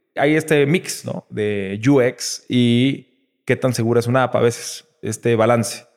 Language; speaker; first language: Spanish; native; Spanish